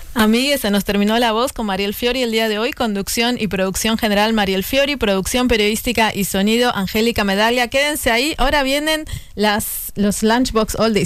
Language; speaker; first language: Spanish; native; Spanish